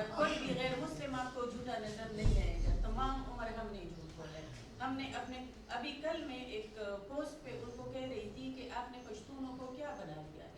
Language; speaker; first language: Urdu; non-native, local second language; Pashto